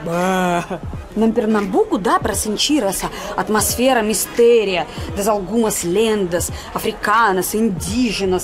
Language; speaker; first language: Portuguese; non-native, fluent; Russian